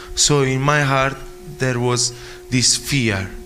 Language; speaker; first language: English; non-native, fluent; Italian